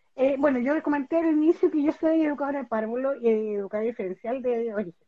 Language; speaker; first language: Spanish; native; Spanish